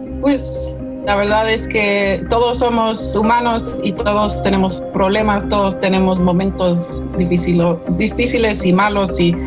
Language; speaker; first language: Spanish; early bilingual, heritage; English